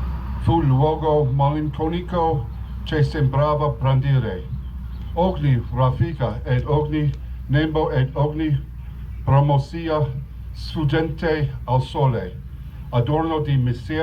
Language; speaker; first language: Italian; non-native, learner; English